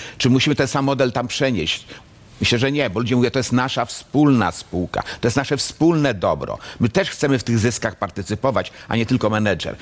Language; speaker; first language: Polish; native; Polish